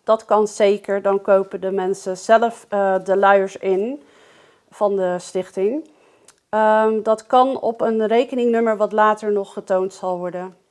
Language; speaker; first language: Dutch; native; Dutch